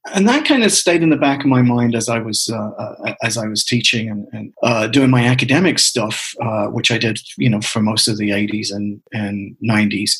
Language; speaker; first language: English; native; English